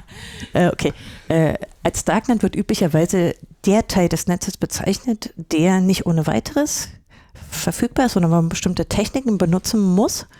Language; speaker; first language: German; native; German